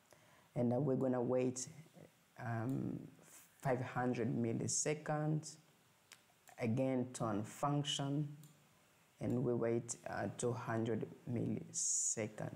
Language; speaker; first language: English; non-native, fluent; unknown